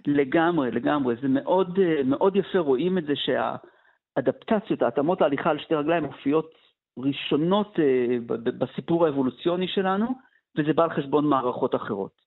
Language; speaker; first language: Hebrew; native; Hebrew